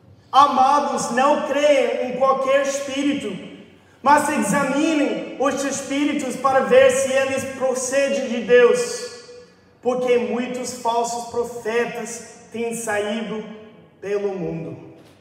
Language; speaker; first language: Portuguese; non-native, fluent; English